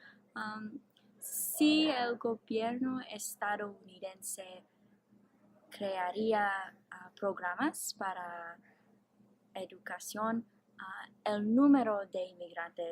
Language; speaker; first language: Spanish; non-native, learner; English